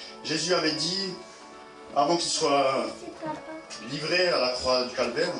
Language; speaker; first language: French; native; French